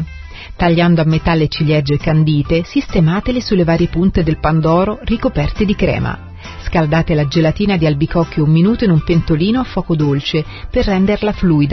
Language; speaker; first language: Italian; native; Italian